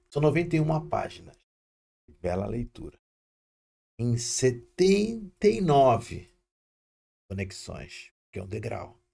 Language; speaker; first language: Portuguese; native; Portuguese